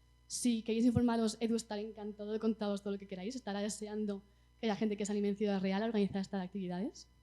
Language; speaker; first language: Spanish; native; Spanish